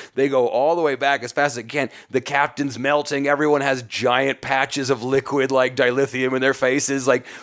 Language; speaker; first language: English; native; English